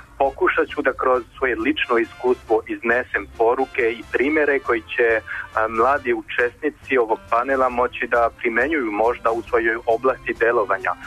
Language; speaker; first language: Croatian; non-native, fluent; French